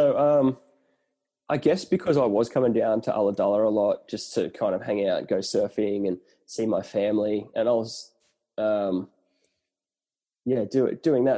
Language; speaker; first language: English; native; English